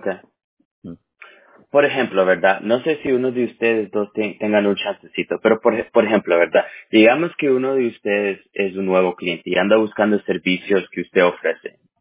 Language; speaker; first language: Spanish; early bilingual, heritage; Spanish